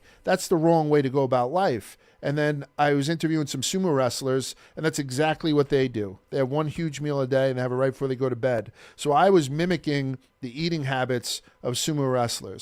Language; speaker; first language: English; native; English